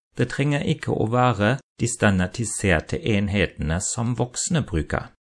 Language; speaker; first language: Norwegian; non-native, fluent; German